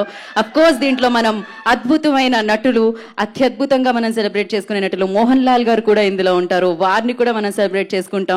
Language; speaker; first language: Telugu; native; Telugu